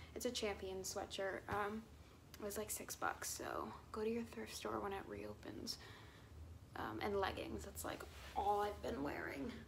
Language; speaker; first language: English; native; English